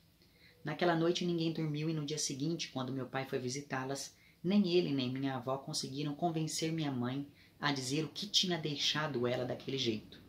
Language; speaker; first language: Portuguese; native; Portuguese